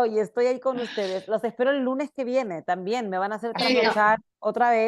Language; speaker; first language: Spanish; native; Spanish